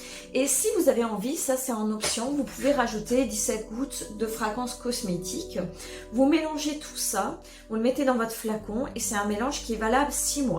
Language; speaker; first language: French; native; French